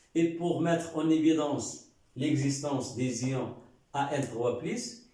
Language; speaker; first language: French; non-native, local second language; Arabic